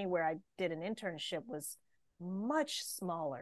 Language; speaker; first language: English; native; English